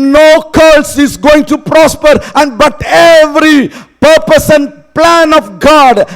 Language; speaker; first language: English; non-native, local second language; Tamil